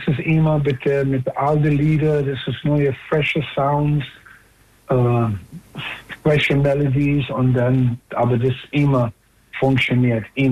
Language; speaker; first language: German; non-native, learner; English